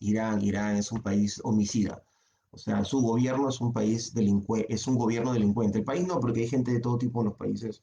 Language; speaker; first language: Spanish; native; Spanish